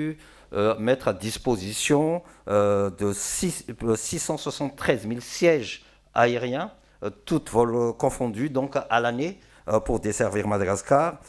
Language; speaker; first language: French; non-native, local second language; Malagasy